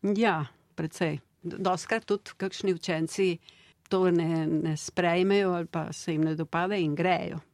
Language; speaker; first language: Slovenian; early bilingual, heritage; Slovenian